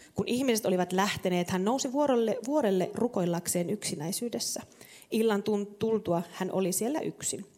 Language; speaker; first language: Finnish; native; Finnish